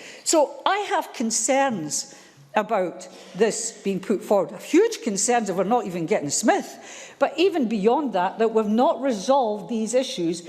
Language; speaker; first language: English; native; English